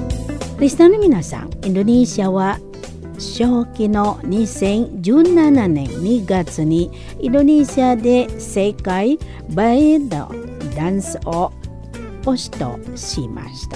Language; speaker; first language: Japanese; non-native, learner; Indonesian